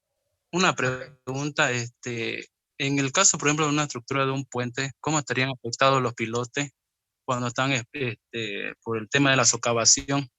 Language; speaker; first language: Spanish; native; Spanish